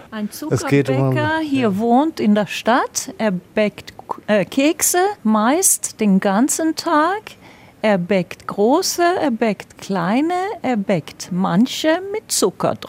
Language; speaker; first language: German; non-native, fluent; Swedish